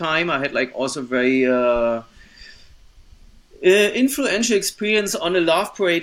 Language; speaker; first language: English; non-native, fluent; German